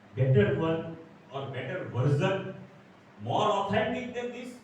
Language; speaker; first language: English; non-native, local second language; Gujarati